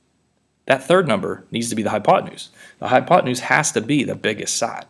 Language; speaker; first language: English; native; English